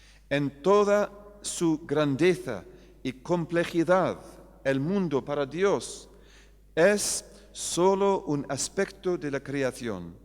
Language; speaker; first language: Spanish; non-native, fluent; English